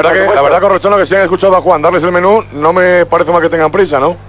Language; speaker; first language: Spanish; native; Spanish